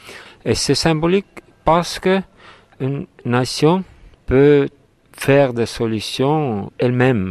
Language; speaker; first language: French; non-native, fluent; Estonian